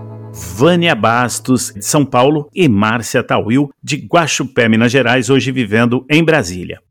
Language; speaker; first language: Portuguese; native; Portuguese